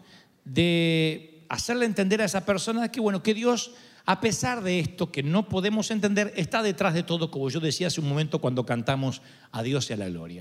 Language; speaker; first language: Spanish; native; Spanish